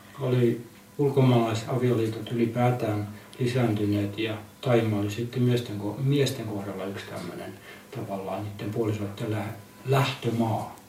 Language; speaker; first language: Finnish; native; Finnish